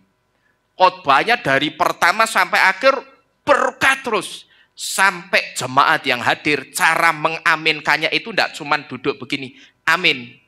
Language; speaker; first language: Indonesian; native; Indonesian